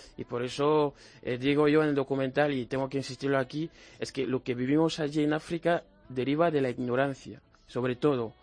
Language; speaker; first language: Spanish; non-native, fluent; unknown